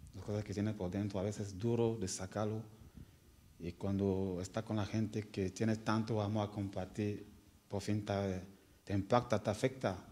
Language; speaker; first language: Spanish; non-native, learner; French